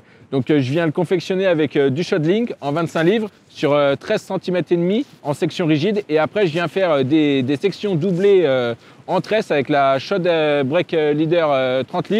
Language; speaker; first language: French; native; French